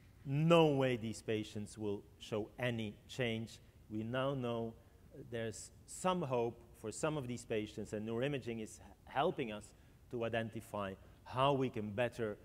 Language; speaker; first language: English; non-native, fluent; French